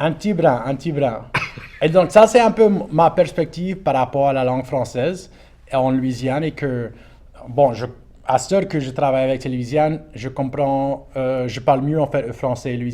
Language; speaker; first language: French; non-native, local second language; English